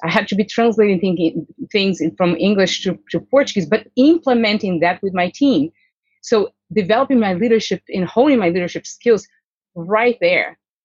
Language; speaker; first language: English; non-native, fluent; Portuguese